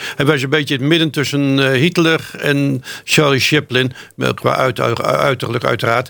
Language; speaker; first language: Dutch; native; Dutch